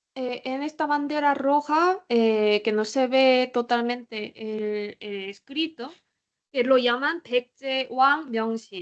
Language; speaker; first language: Spanish; non-native, learner; Korean